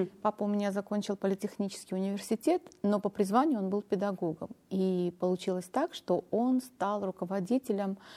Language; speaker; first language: Russian; non-native, local second language; Armenian